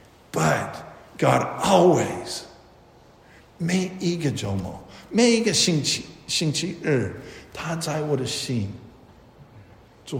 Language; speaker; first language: Chinese; non-native, fluent; English